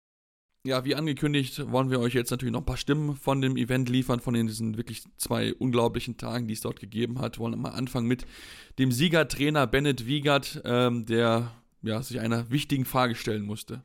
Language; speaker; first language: German; native; German